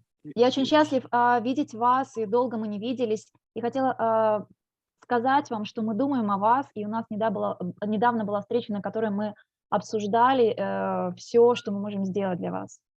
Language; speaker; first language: Russian; native; Russian